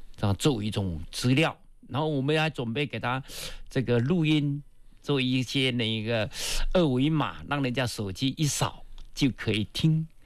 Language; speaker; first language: Chinese; non-native, local second language; Min Nan Chinese